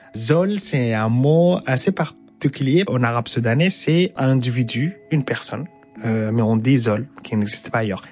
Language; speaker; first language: French; non-native, fluent; Arabic